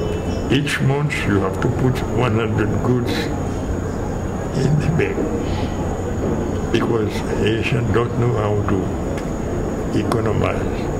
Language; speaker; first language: English; non-native, fluent; Haitian Creole